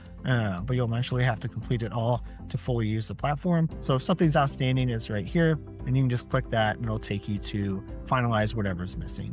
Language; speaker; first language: English; native; English